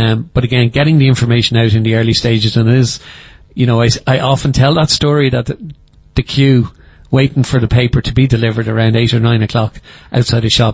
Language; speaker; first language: English; native; English